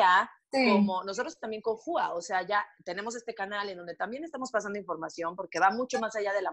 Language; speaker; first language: Spanish; native; Spanish